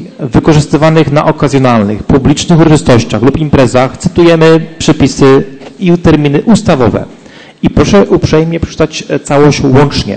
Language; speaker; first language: Polish; native; Polish